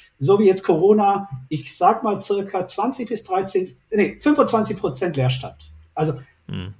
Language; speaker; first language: German; early bilingual, other home language; Turkish